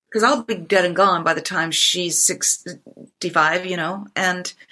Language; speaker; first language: English; non-native, fluent; Japanese